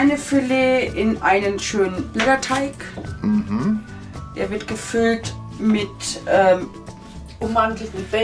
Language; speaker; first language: German; native; German